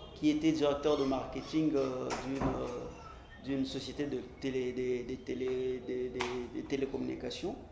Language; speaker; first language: French; non-native, local second language; Lingala